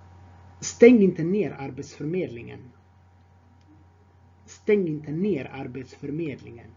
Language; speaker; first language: Swedish; non-native, fluent; Tigrinya